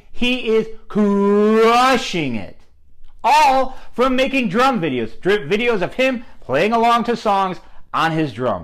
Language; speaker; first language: English; native; English